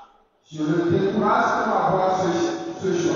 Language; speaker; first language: French; non-native, fluent; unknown